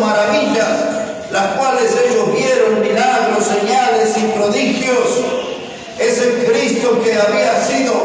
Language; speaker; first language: Spanish; native; Spanish